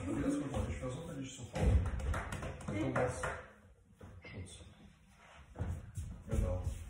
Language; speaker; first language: German; non-native, fluent; Russian